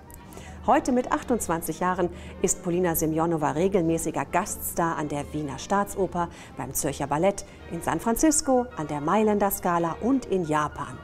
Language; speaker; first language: German; native; German